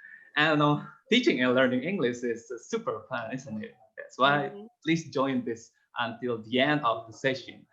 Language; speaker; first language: English; non-native, fluent; Indonesian